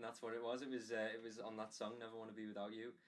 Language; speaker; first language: English; native; English